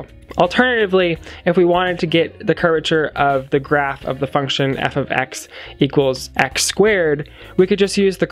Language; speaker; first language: English; native; English